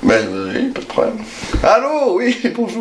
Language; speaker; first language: French; native; French